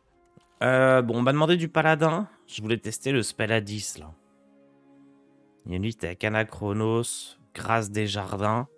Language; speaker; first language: French; native; French